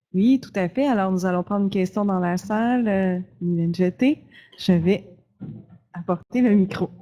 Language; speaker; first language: French; native; French